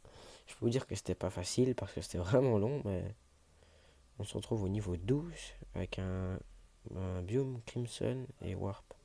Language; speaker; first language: French; native; French